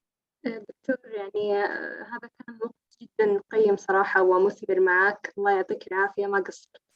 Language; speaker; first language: Arabic; native; Arabic